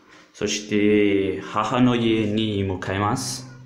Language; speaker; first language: Japanese; non-native, learner; Portuguese